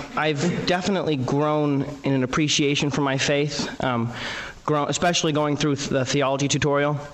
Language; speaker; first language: English; native; English